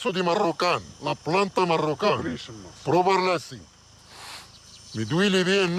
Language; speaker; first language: Spanish; non-native, learner; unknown